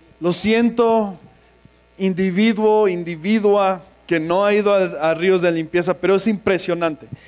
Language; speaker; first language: Spanish; non-native, fluent; English